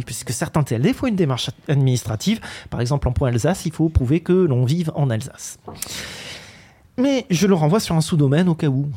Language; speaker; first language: French; native; French